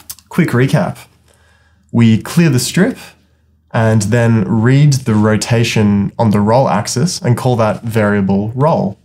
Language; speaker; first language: English; native; English